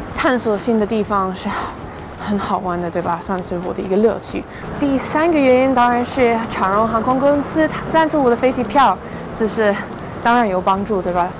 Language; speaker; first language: Chinese; early bilingual, heritage; Chinese